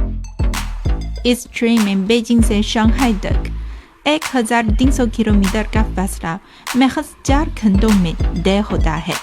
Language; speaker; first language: Urdu; non-native, fluent; Chinese